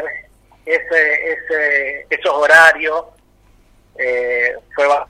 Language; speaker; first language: Spanish; native; Spanish